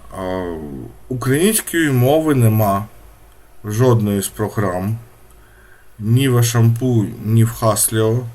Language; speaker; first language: Ukrainian; non-native, local second language; Russian